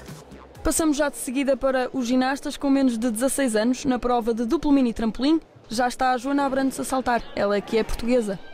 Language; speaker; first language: Portuguese; native; Portuguese